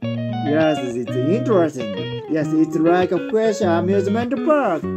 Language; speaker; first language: English; non-native, learner; Japanese